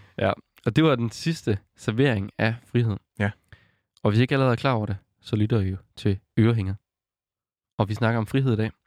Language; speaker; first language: Danish; native; Danish